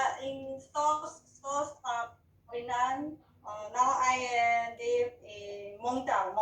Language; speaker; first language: English; non-native, learner; Chinese